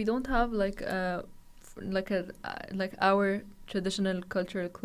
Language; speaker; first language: English; non-native, fluent; Arabic